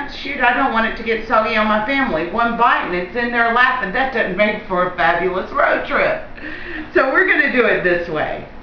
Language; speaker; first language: English; native; English